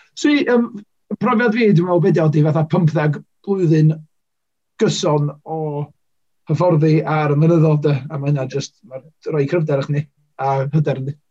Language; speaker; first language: Welsh; native; Welsh